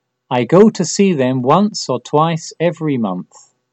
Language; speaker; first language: English; native; English